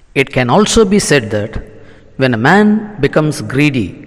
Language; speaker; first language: English; non-native, local second language; Tamil